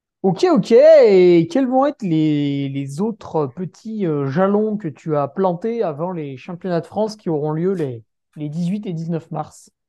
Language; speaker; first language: French; native; French